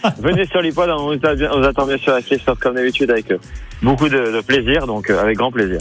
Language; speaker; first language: French; native; French